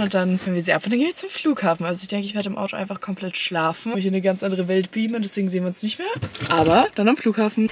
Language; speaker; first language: German; native; German